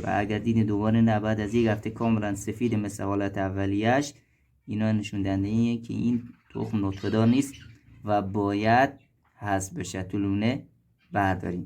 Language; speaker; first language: Persian; native; Persian